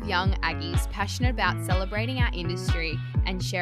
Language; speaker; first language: English; native; English